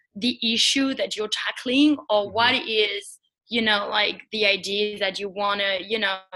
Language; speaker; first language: English; non-native, fluent; French